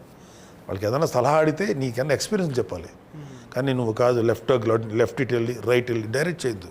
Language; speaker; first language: Telugu; native; Telugu